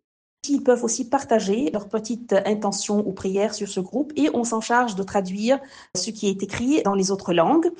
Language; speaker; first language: French; non-native, local second language; Arabic